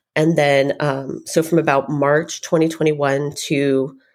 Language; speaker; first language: English; native; English